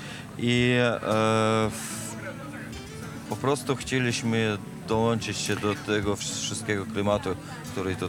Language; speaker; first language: Polish; non-native, learner; Ukrainian